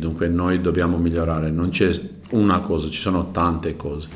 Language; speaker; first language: Italian; non-native, learner; Croatian